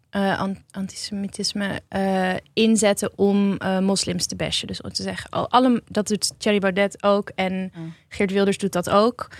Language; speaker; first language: Dutch; native; Dutch